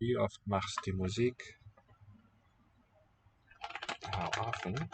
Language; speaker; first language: German; non-native, learner; English